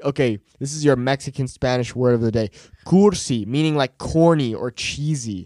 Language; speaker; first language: English; native; English